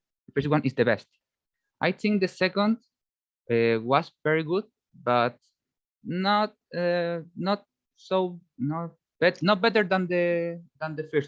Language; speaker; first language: English; non-native, learner; Spanish